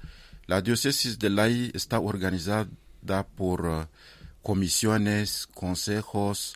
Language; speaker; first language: Spanish; non-native, fluent; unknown